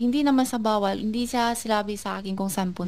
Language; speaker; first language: Filipino; non-native, learner; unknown